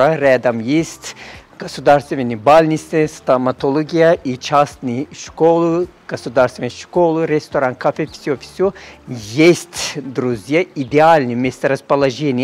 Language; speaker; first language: Russian; non-native, learner; Turkish